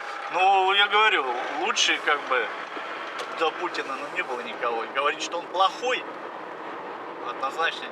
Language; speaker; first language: Russian; native; Russian